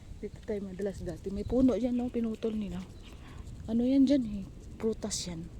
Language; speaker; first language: Filipino; non-native, local second language; Cebuano